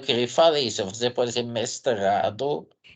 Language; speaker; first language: Portuguese; non-native, fluent; Dutch